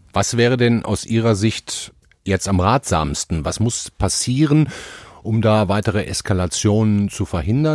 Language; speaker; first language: German; native; German